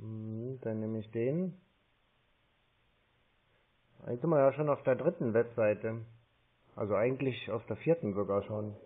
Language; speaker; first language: German; native; German